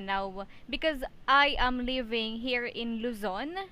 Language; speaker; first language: English; non-native, fluent; Filipino